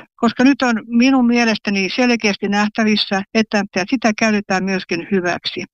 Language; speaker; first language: Finnish; native; Finnish